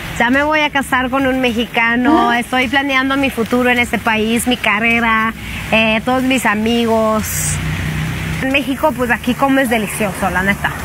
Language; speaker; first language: Spanish; non-native, fluent; Swedish